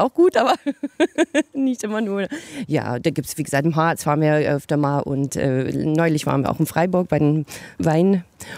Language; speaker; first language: German; non-native, fluent; English